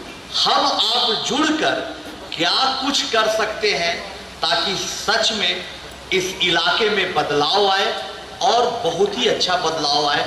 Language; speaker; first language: Hindi; native; Hindi